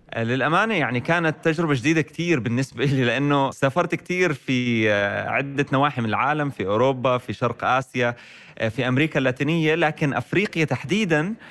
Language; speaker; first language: Arabic; native; Arabic